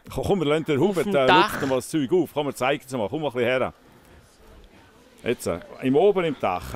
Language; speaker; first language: German; native; German